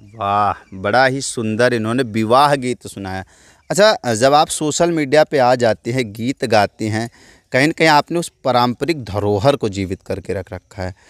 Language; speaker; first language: Hindi; native; Hindi